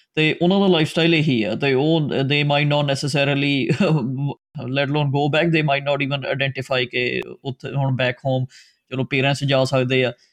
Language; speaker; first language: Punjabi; native; Punjabi